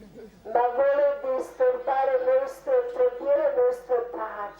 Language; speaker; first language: Italian; non-native, learner; Croatian